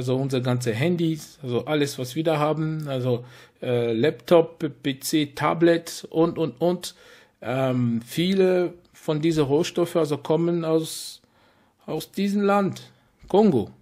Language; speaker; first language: German; non-native, fluent; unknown